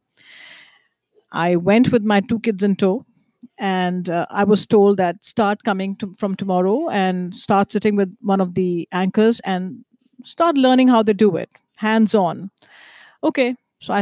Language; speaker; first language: English; non-native, local second language; Hindi